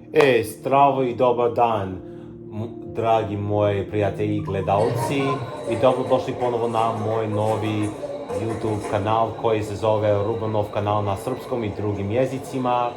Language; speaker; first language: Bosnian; early bilingual, heritage; Bosnian